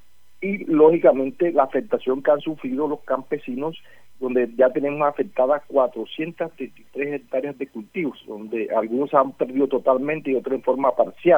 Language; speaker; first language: Spanish; native; Spanish